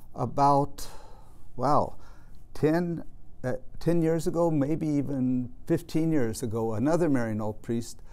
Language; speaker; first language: English; native; English